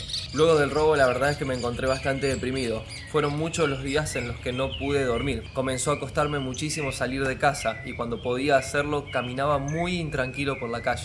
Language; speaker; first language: Spanish; native; Spanish